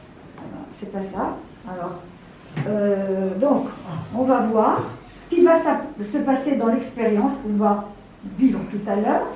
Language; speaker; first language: French; non-native, local second language; Arabic